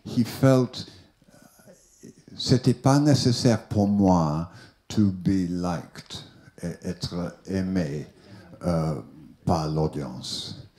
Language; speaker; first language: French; non-native, learner; English